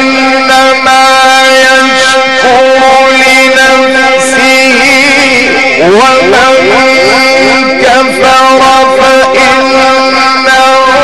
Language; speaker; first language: Arabic; native; Arabic